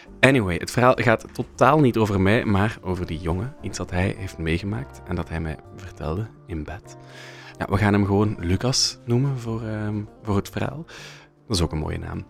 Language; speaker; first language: Dutch; native; Dutch